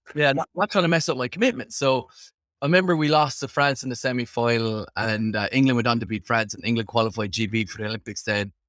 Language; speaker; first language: English; native; English